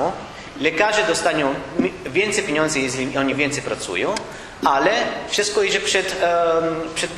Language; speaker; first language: Polish; non-native, learner; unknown